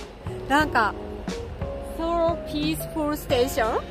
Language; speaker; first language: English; non-native, learner; Japanese